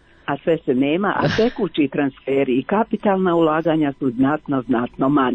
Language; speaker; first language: Croatian; native; Croatian